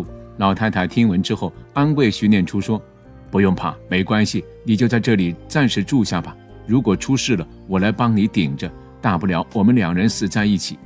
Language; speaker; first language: Chinese; native; Chinese